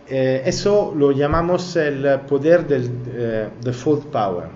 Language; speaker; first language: Spanish; non-native, learner; Italian